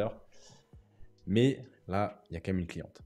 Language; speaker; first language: French; native; French